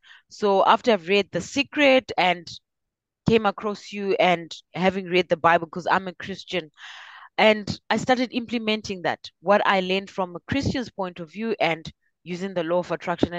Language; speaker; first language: English; non-native, local second language; Shona